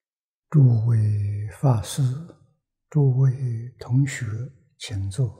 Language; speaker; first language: Chinese; native; Chinese